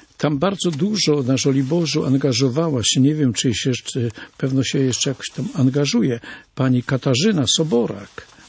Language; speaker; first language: Polish; native; Polish